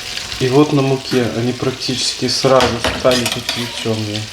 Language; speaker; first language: Russian; native; Russian